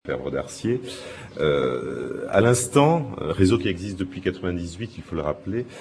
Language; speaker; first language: French; native; French